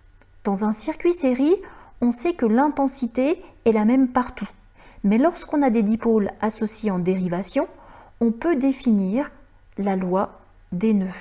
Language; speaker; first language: French; native; French